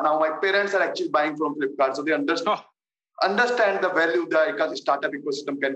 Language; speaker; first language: English; non-native, local second language; Hindi